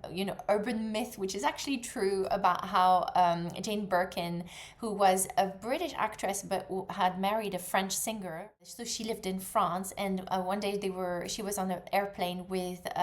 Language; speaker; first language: English; non-native, fluent; French